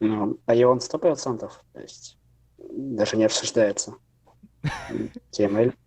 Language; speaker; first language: Russian; native; Russian